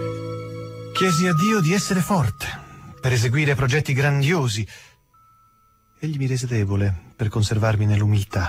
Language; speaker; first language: Italian; native; Italian